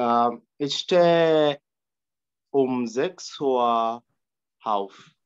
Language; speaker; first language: German; non-native, learner; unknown